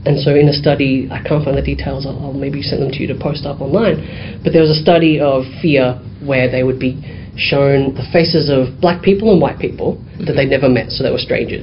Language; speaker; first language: English; native; English